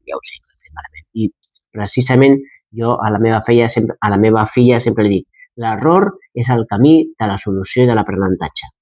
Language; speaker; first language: Catalan; non-native, local second language; Spanish